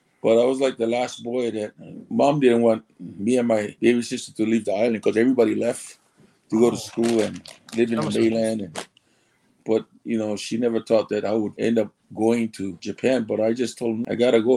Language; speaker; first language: English; early bilingual, other home language; Samoan